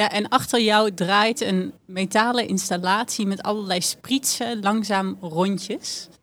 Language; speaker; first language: Dutch; native; Dutch